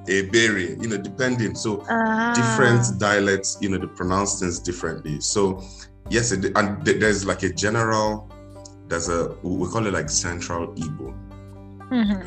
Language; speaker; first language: English; non-native, local second language; Igbo